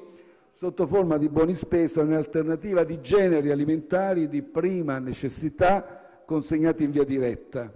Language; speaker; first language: Italian; native; Italian